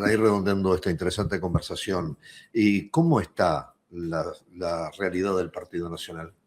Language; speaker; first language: Spanish; native; Spanish